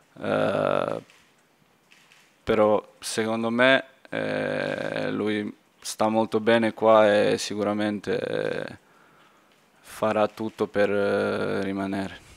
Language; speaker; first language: Italian; non-native, fluent; Serbian